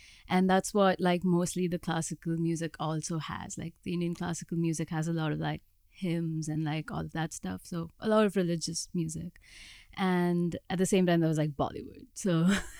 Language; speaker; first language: English; non-native, local second language; Hindi